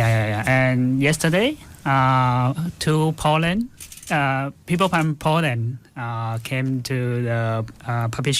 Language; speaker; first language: English; non-native, fluent; Chinese